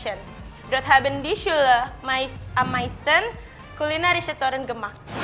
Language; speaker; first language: German; non-native, learner; Indonesian